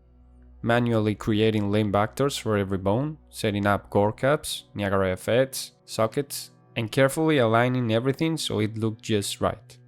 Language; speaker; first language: English; non-native, fluent; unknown